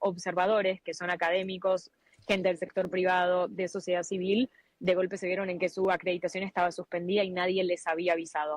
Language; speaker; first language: Spanish; native; Spanish